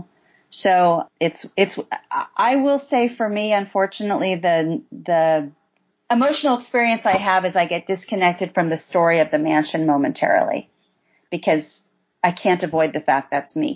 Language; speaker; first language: English; native; English